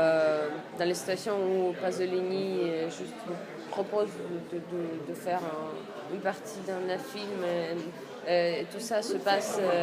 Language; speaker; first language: French; non-native, fluent; Russian